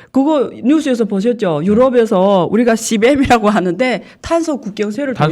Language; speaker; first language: Korean; non-native, fluent; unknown